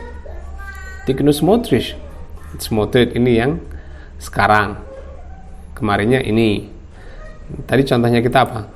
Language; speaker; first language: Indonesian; non-native, local second language; Javanese